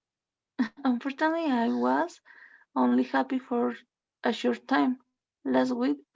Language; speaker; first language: English; non-native, learner; Spanish